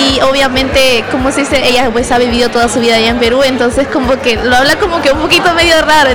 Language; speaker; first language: Spanish; early bilingual, heritage; Spanish